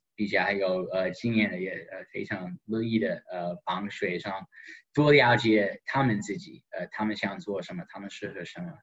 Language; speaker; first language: Chinese; non-native, fluent; English